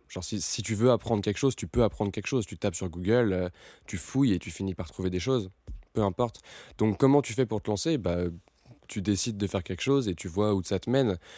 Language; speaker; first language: French; native; French